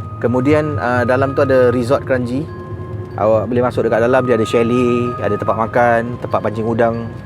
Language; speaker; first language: Malay; native; Malay